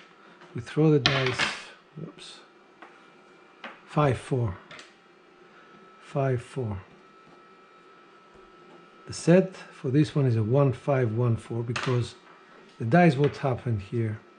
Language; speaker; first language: English; non-native, fluent; Greek